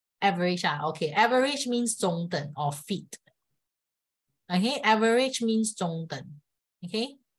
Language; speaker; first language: English; non-native, local second language; Chinese